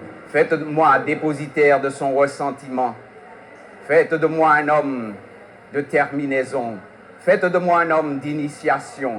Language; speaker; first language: French; native; French